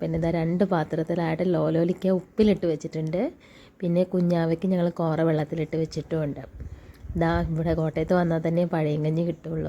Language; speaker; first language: Malayalam; native; Malayalam